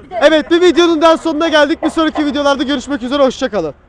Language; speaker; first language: Turkish; native; Turkish